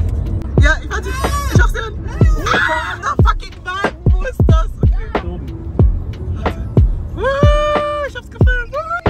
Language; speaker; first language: German; non-native, fluent; French